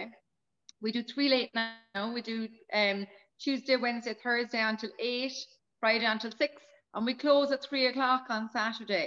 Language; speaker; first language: English; native; English